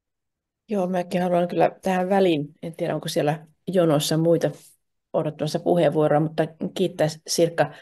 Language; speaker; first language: Finnish; native; Finnish